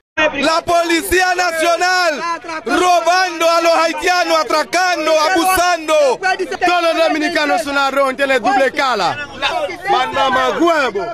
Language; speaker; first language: Spanish; non-native, learner; Haitian Creole